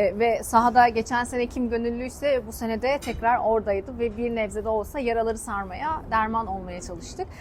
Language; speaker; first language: Turkish; native; Turkish